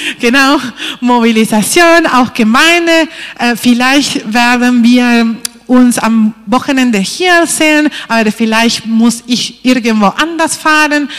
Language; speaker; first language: German; non-native, fluent; Spanish